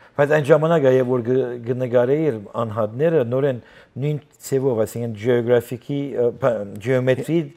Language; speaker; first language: Armenian; native; Armenian